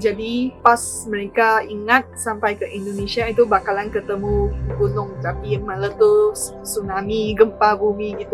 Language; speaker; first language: Indonesian; non-native, fluent; Chinese